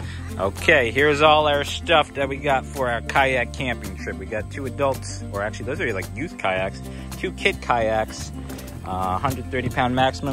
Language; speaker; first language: English; native; English